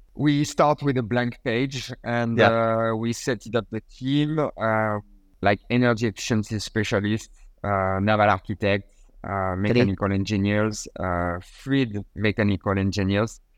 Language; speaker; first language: English; non-native, fluent; French